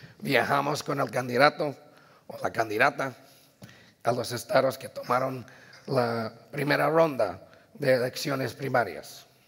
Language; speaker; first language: Spanish; early bilingual, heritage; Spanish